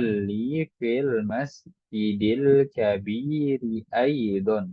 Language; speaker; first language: Arabic; non-native, local second language; Indonesian